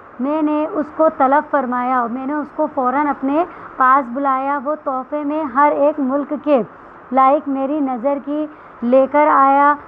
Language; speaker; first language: Urdu; native; Urdu